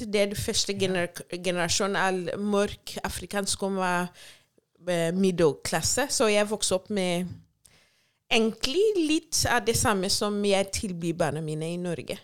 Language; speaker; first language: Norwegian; non-native, fluent; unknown